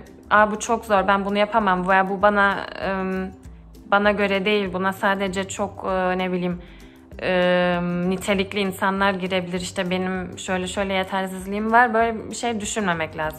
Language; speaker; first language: Turkish; early bilingual, heritage; Turkish